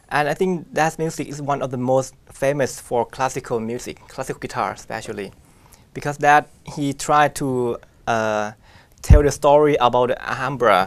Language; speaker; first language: English; non-native, fluent; Thai